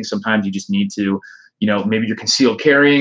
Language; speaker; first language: English; native; English